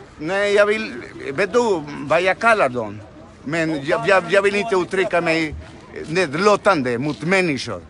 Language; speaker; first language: Swedish; non-native, fluent; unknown